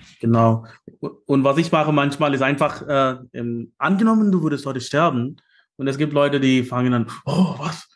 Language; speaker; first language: German; non-native, fluent; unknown